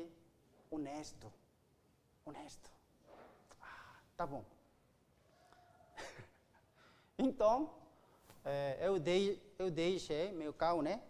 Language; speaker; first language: Portuguese; non-native, learner; Korean